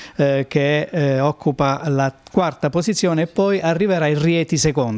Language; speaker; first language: Italian; native; Italian